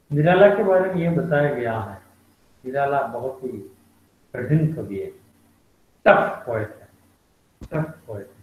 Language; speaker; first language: Hindi; non-native, local second language; Malayalam